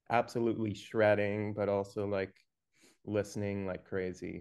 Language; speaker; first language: English; native; English